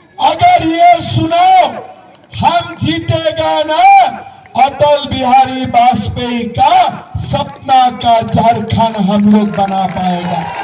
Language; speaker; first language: Hindi; non-native, local second language; Assamese